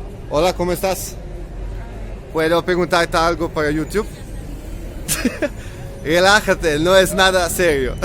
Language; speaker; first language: Spanish; non-native, learner; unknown